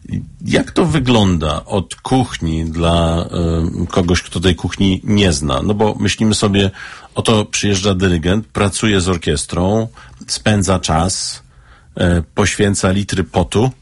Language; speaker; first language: Polish; native; Polish